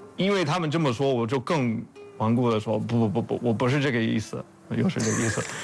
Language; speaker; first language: Chinese; non-native, fluent; English